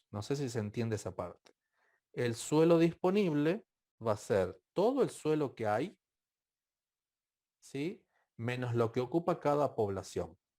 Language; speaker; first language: Spanish; native; Spanish